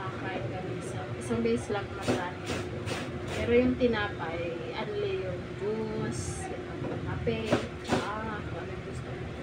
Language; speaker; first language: Filipino; native; Filipino